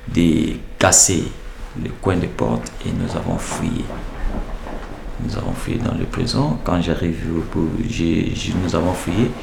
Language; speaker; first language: French; non-native, local second language; Lingala